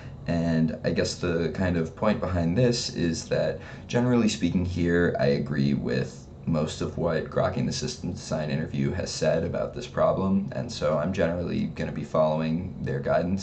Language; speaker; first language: English; native; English